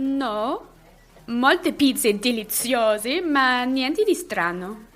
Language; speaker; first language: Italian; non-native, learner; English